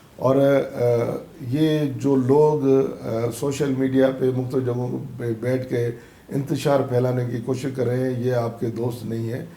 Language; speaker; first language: Urdu; non-native, local second language; Sindhi